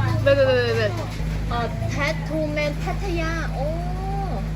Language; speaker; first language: English; non-native, learner; Thai